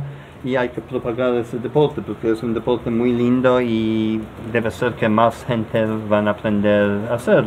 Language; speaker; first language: Spanish; non-native, learner; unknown